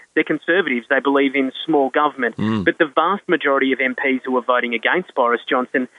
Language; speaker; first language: English; native; English